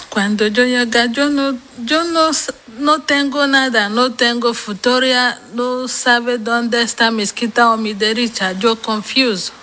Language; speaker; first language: Spanish; non-native, learner; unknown